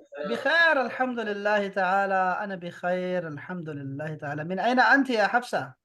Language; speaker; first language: Arabic; non-native, fluent; Urdu